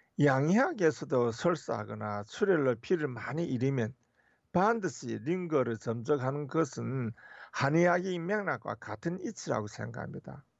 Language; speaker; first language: Korean; native; Korean